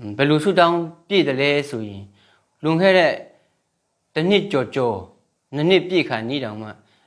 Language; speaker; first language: Burmese; non-native, local second language; Shan